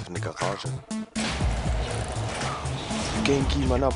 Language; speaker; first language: German; native; German